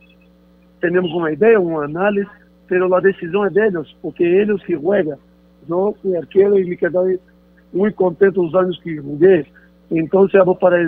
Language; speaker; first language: Spanish; non-native, fluent; Portuguese